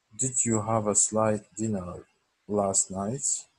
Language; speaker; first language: English; non-native, fluent; Arabic